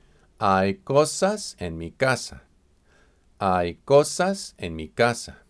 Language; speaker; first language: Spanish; non-native, fluent; English